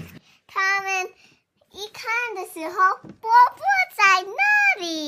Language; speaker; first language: Chinese; early bilingual, heritage; Chinese